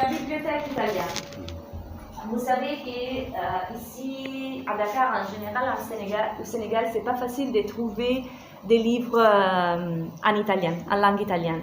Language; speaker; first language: French; non-native, fluent; Italian